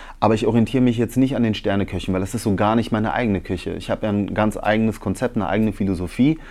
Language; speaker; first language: German; early bilingual, other home language; Italian